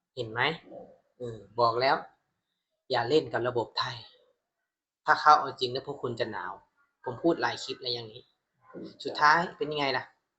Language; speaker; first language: Thai; non-native, fluent; Burmese